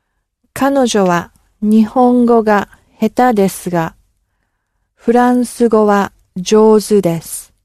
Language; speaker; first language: Japanese; non-native, learner; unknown